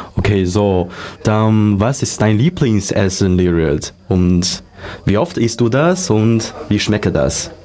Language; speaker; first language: German; non-native, learner; Chinese